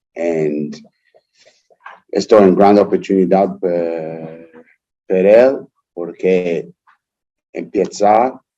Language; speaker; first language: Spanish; non-native, learner; English